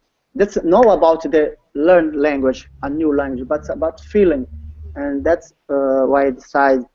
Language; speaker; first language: English; non-native, learner; Portuguese